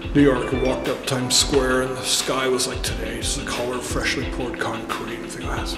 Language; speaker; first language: English; native; English